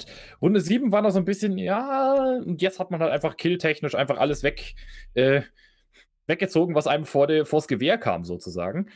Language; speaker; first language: German; native; German